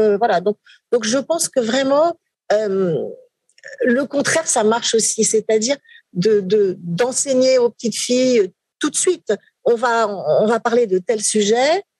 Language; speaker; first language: French; native; French